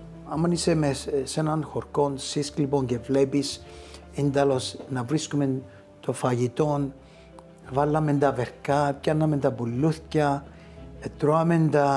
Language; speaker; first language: Greek; early bilingual, heritage; Greek